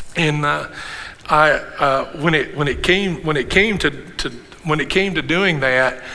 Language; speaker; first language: English; native; English